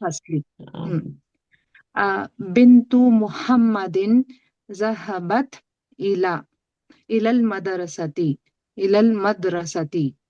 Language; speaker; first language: Arabic; non-native, learner; Urdu